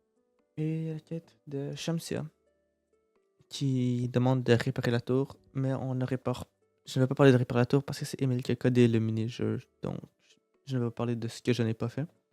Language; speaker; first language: French; native; French